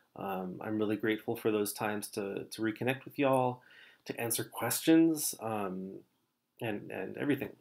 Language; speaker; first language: English; native; English